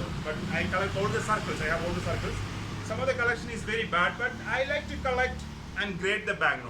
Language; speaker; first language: English; non-native, local second language; Malayalam